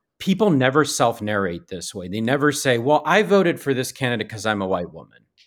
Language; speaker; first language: English; native; English